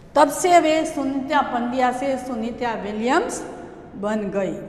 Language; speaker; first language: Hindi; non-native, local second language; Gujarati